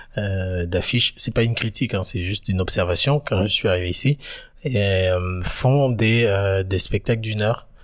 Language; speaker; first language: French; native; French